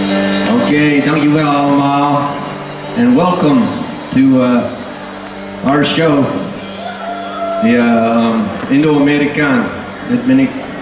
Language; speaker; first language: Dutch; early bilingual, heritage; Dutch